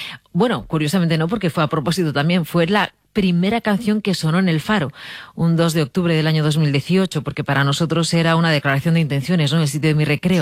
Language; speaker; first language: Spanish; native; Spanish